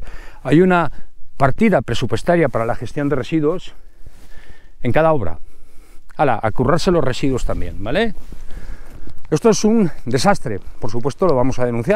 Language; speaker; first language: Spanish; native; Spanish